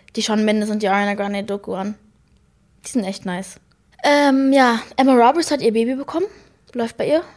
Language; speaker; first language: German; native; German